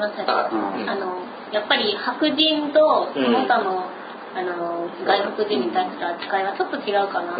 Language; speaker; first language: Japanese; native; Japanese